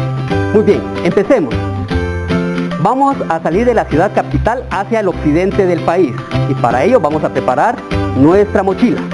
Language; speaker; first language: Spanish; native; Spanish